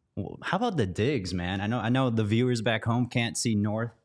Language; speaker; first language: English; native; English